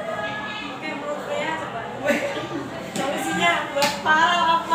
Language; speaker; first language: Indonesian; native; Indonesian